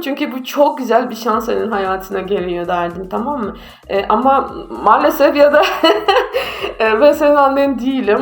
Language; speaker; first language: Turkish; non-native, fluent; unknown